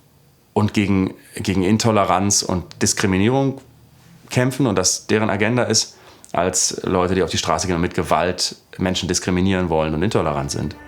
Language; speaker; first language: German; native; German